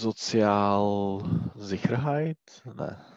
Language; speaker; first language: German; non-native, learner; Czech